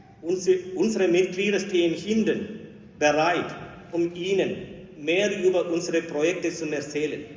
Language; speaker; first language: German; non-native, fluent; Malayalam